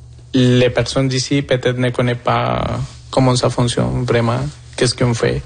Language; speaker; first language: French; non-native, fluent; Spanish